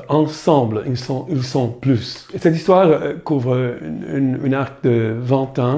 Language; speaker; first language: French; non-native, fluent; Italian